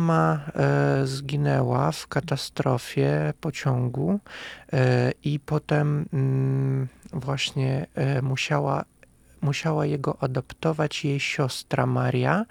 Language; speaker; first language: Polish; non-native, fluent; Russian